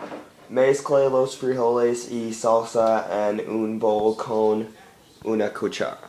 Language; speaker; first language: Spanish; non-native, learner; English